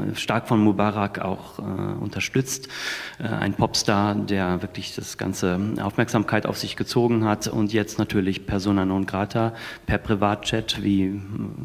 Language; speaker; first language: German; non-native, fluent; Arabic